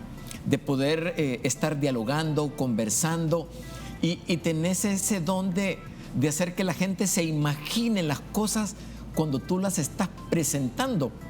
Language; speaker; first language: Spanish; native; Spanish